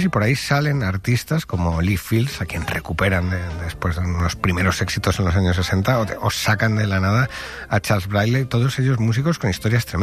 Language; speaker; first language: Spanish; native; Spanish